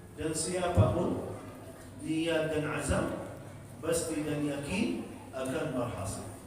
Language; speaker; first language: Malay; non-native, fluent; Arabic